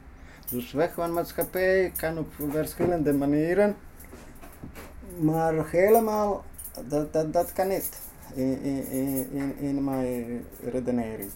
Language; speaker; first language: Dutch; non-native, fluent; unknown